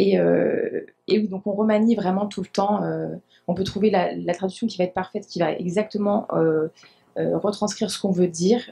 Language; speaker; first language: French; native; French